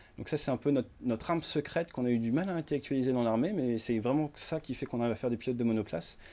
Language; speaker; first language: French; native; French